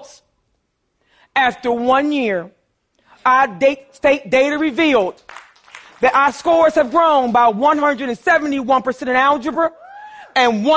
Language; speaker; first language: English; native; English